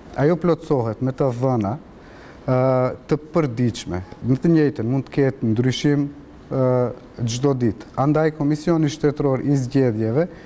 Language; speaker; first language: Albanian; native; Albanian